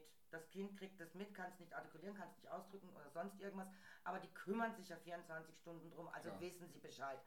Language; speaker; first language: German; native; German